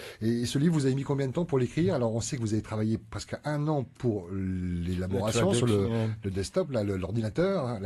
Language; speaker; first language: French; native; French